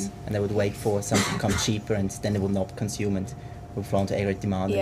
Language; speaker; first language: English; native; English